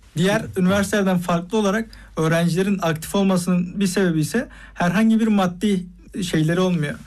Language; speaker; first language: Turkish; native; Turkish